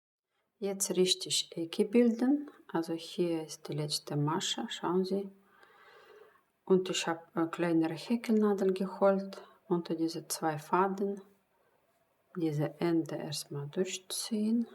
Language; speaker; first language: German; non-native, fluent; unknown